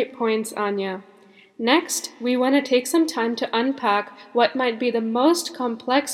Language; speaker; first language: English; early bilingual, other home language; Malayalam